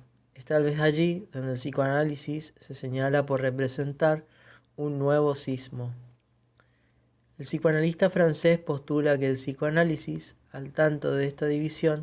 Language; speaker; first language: Spanish; native; Spanish